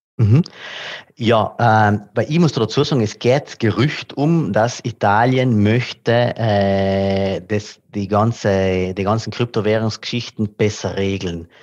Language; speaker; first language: German; non-native, local second language; Italian